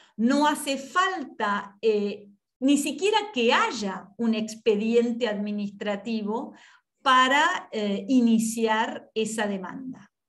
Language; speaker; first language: Spanish; native; Spanish